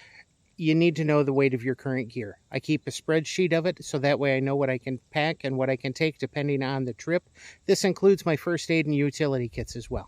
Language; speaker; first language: English; native; English